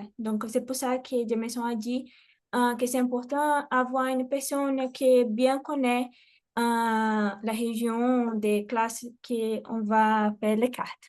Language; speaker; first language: French; non-native, fluent; Portuguese